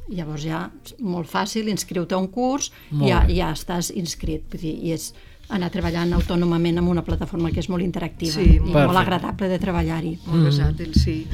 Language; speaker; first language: Catalan; native; Catalan